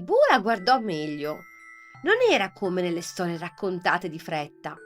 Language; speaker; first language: Italian; native; Italian